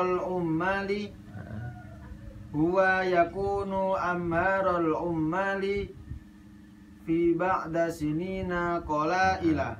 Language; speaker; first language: Arabic; non-native, learner; Indonesian